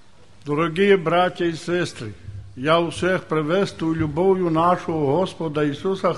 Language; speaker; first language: Ukrainian; non-native, local second language; Romany